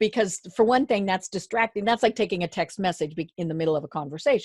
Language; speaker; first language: English; native; English